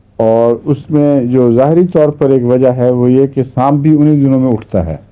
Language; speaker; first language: Urdu; native; Urdu